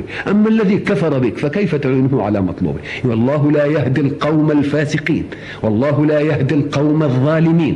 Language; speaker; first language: Arabic; native; Arabic